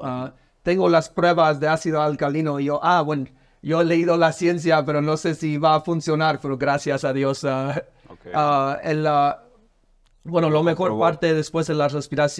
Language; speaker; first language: Spanish; non-native, learner; English